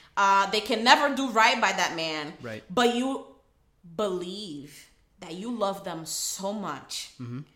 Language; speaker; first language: English; early bilingual, other home language; Portuguese